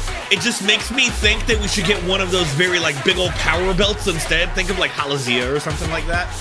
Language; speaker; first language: English; native; English